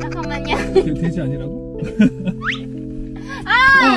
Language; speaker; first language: Korean; non-native, learner; Filipino